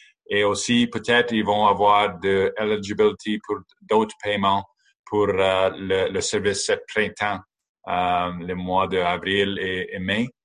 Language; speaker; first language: French; non-native, learner; English